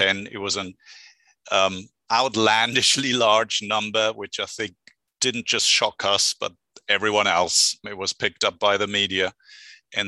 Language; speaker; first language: English; non-native, fluent; German